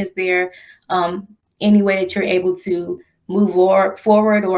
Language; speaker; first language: English; native; English